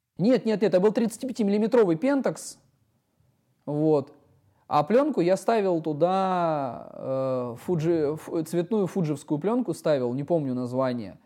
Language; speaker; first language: Russian; native; Russian